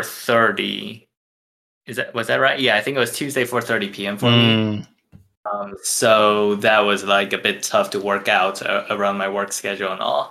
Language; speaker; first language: English; non-native, fluent; Chinese